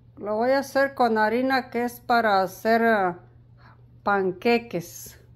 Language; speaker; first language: Spanish; early bilingual, heritage; Spanish